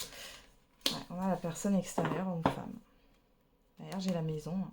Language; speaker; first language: French; native; French